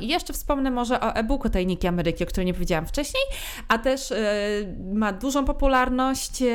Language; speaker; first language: Polish; native; Polish